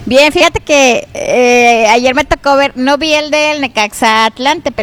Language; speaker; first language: Spanish; native; Spanish